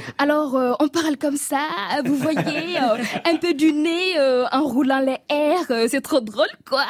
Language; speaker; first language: French; non-native, local second language; Mossi